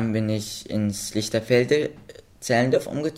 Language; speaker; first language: German; early bilingual, other home language; Russian